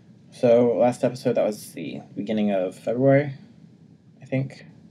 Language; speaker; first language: English; native; English